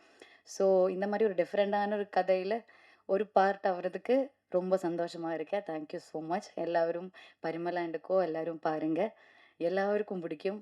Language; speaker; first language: Tamil; non-native, learner; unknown